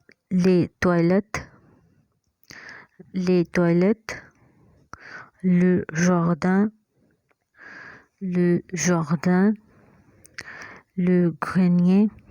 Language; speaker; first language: French; non-native, fluent; Hindi